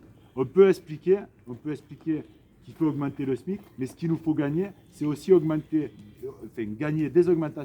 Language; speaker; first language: French; native; French